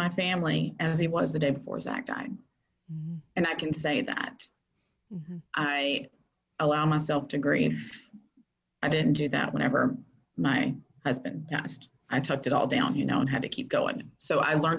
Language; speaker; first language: English; native; English